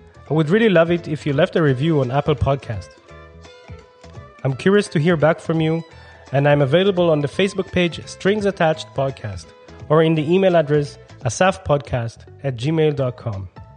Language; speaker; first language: English; non-native, fluent; Hebrew